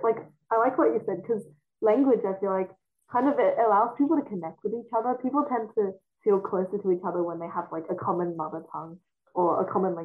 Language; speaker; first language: English; non-native, fluent; Chinese